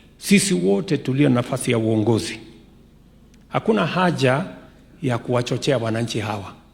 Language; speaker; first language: Swahili; non-native, local second language; Kalenjin